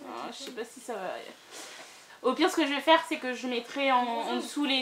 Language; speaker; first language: French; native; French